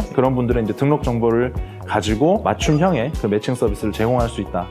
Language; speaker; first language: Korean; native; Korean